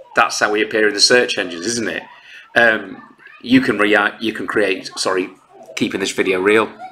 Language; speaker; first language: English; native; English